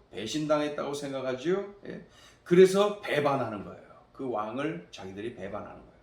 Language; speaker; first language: Korean; native; Korean